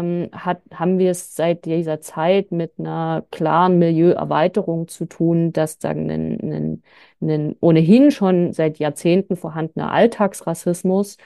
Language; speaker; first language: German; native; German